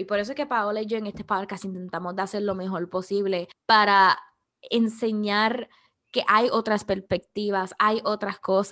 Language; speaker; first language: Spanish; early bilingual, heritage; Spanish